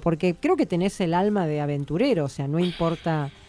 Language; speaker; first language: Spanish; native; Spanish